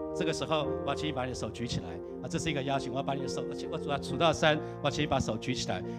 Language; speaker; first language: Chinese; native; Chinese